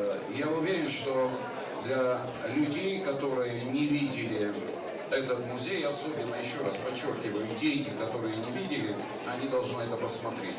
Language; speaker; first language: Russian; non-native, local second language; Ossetic